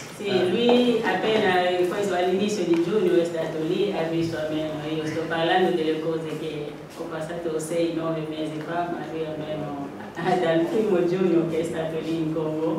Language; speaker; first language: Italian; non-native, fluent; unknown